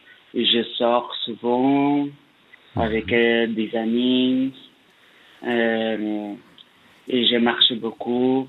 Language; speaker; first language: French; non-native, learner; Portuguese